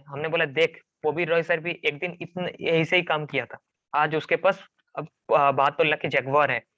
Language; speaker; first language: Hindi; non-native, local second language; Bangla